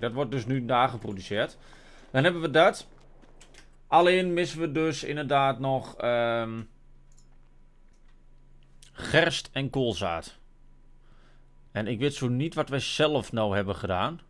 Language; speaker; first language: Dutch; native; Dutch